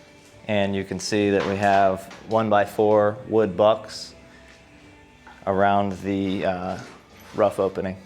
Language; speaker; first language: English; native; English